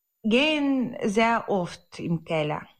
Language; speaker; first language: German; non-native, learner; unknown